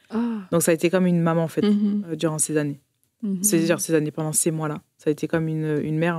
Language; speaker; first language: French; early bilingual, other home language; Portuguese